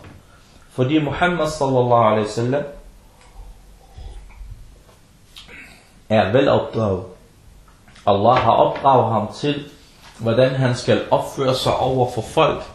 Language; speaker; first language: Danish; early bilingual, other home language; Arabic